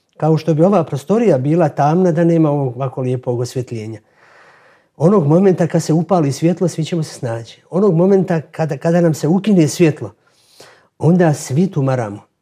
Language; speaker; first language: Bosnian; native; Bosnian